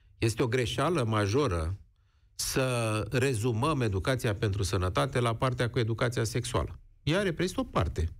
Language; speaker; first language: Romanian; native; Romanian